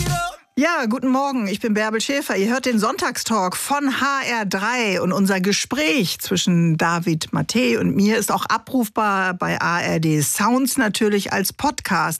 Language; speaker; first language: German; native; German